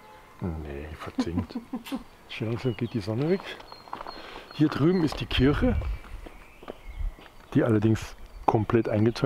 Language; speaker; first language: German; native; German